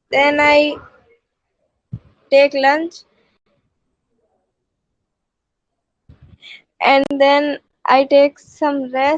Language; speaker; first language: English; non-native, learner; Hindi